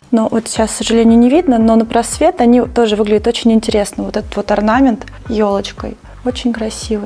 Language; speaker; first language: Russian; native; Russian